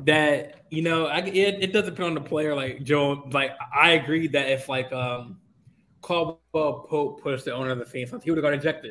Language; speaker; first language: English; native; English